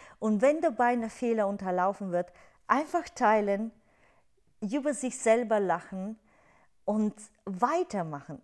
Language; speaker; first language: German; non-native, fluent; Bulgarian